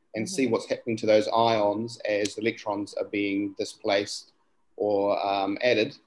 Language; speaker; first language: English; native; English